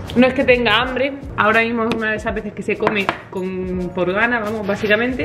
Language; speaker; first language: Spanish; native; Spanish